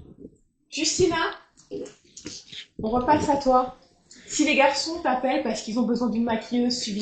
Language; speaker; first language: French; native; French